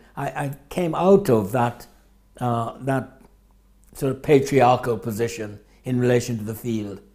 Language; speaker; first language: English; native; English